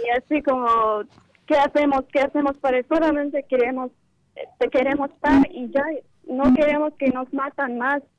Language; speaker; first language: Spanish; non-native, learner; Kurdish